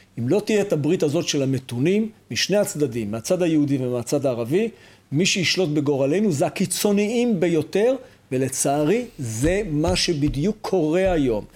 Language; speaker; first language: Hebrew; native; Hebrew